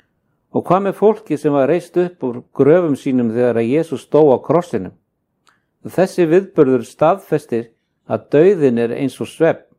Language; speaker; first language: Icelandic; native; Icelandic